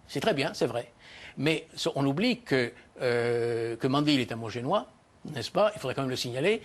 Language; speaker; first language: French; native; French